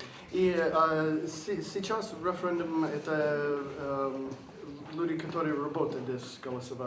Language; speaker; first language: Russian; non-native, learner; English